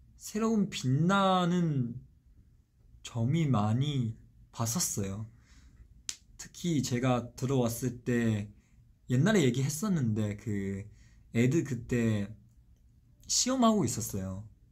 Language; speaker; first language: Korean; non-native, fluent; Chinese